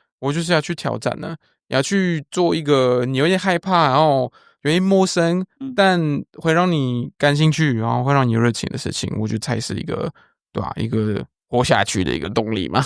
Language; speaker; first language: Chinese; non-native, fluent; French